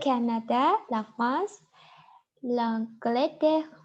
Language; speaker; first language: French; non-native, learner; Chinese